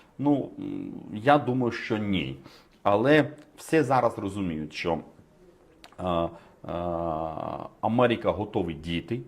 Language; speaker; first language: Ukrainian; non-native, fluent; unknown